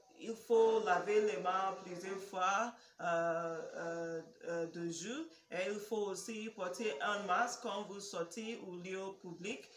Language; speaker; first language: French; non-native, learner; English